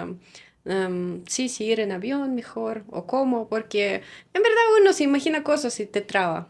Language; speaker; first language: Spanish; non-native, fluent; Russian